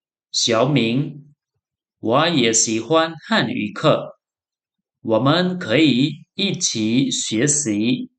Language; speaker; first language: Chinese; non-native, fluent; Khmer